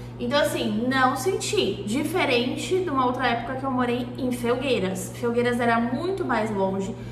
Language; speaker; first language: Portuguese; native; Portuguese